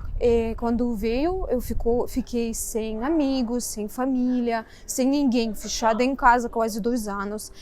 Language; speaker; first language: Portuguese; non-native, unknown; Russian